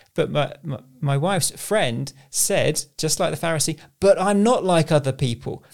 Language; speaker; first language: English; native; English